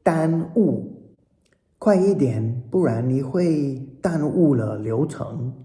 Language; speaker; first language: Chinese; non-native, fluent; English